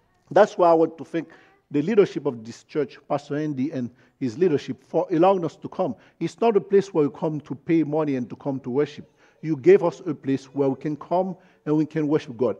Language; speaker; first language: English; non-native, fluent; Haitian Creole